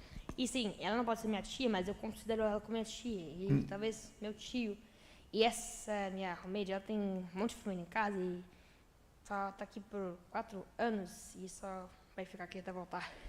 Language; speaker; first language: Portuguese; early bilingual, heritage; Portuguese